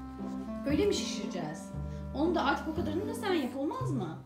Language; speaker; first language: Turkish; native; Turkish